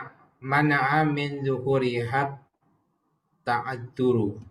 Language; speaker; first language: Arabic; non-native, learner; Indonesian